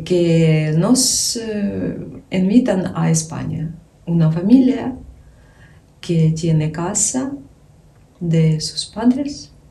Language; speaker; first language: Spanish; non-native, learner; Ukrainian